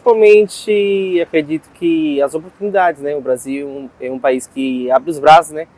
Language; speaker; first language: Portuguese; non-native, fluent; Spanish